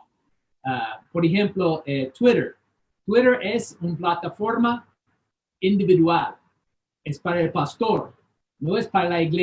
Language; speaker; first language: Spanish; non-native, fluent; English